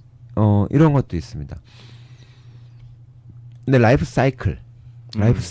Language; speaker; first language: Korean; native; Korean